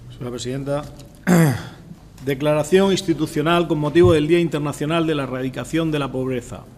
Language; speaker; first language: Spanish; native; Spanish